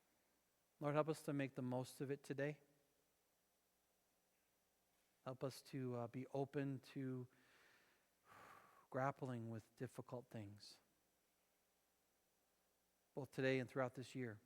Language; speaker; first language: English; native; English